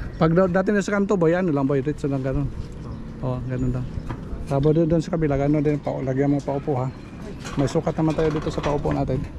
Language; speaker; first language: Filipino; non-native, local second language; Waray